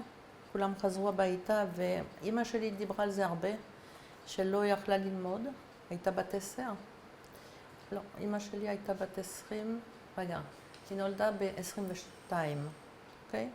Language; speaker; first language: Hebrew; non-native, fluent; French